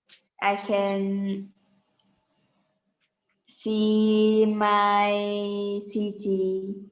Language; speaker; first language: English; non-native, learner; Vietnamese